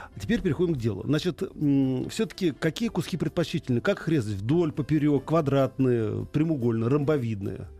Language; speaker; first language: Russian; native; Russian